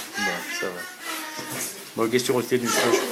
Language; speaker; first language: French; native; French